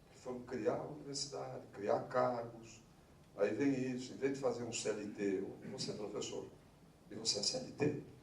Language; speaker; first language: Portuguese; native; Portuguese